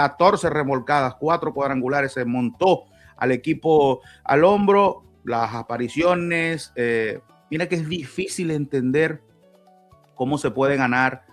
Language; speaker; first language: Spanish; native; Spanish